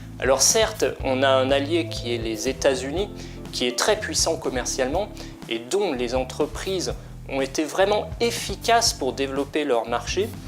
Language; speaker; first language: French; native; French